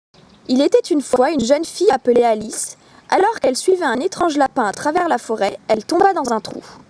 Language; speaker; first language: French; native; French